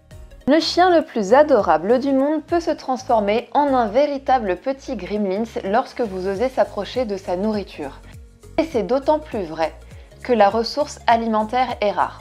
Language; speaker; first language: French; native; French